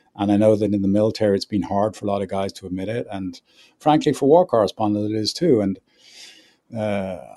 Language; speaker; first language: English; native; English